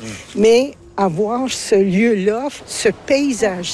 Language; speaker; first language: French; native; French